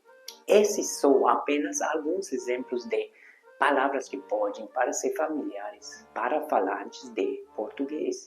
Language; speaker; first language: Portuguese; non-native, fluent; Hungarian